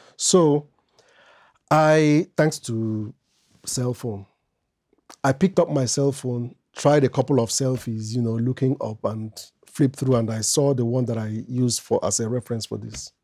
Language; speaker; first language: English; non-native, local second language; Igbo